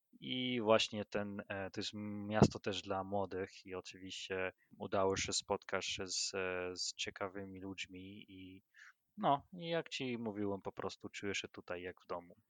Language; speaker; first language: Polish; non-native, learner; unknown